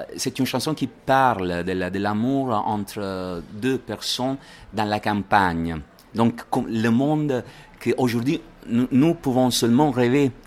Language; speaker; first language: French; non-native, learner; Italian